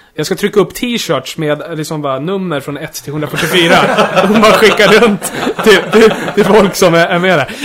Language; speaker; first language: Swedish; native; Swedish